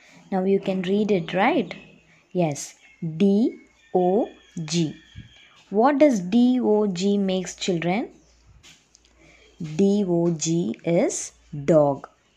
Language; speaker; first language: English; non-native, local second language; Tamil